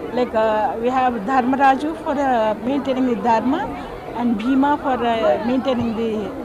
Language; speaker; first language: English; non-native, local second language; Telugu